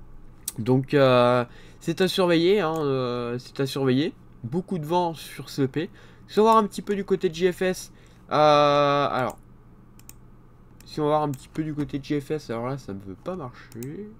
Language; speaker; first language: French; native; French